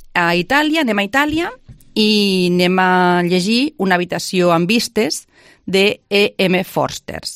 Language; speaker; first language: Catalan; native; Catalan